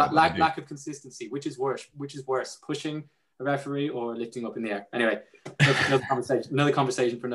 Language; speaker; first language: English; native; English